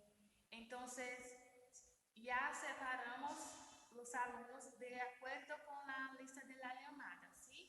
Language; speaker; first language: Spanish; non-native, learner; Portuguese